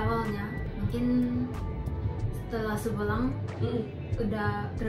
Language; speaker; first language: Indonesian; non-native, fluent; Japanese